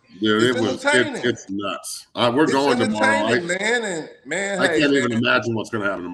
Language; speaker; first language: English; native; English